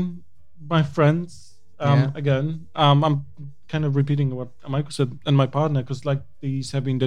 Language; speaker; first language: English; non-native, fluent; Polish